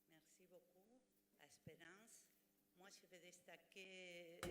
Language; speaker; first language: French; non-native, learner; Spanish